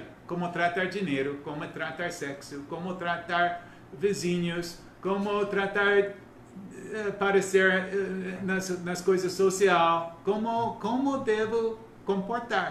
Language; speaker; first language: Portuguese; non-native, learner; English